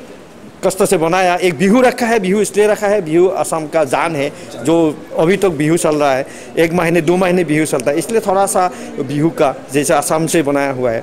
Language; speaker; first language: Hindi; non-native, local second language; Assamese